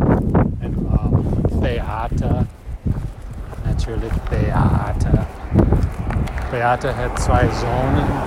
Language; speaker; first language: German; non-native, learner; English